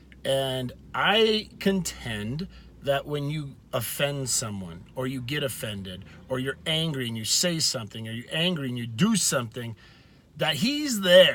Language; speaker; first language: English; native; English